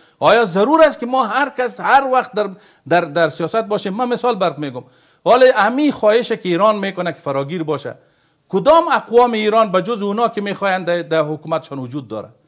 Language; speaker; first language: Persian; native; Persian